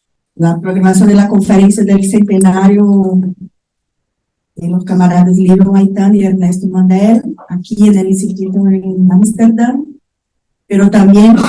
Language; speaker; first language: Spanish; non-native, fluent; Portuguese